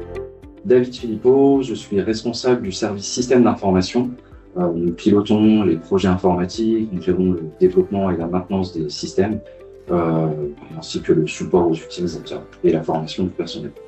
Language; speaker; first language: French; native; French